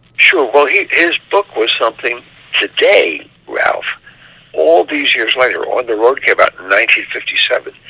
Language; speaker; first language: English; native; English